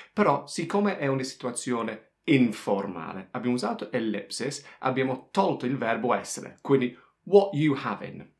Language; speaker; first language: Italian; non-native, fluent; English